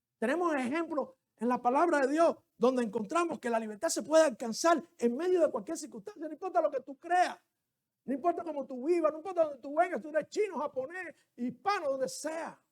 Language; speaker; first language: Spanish; native; Spanish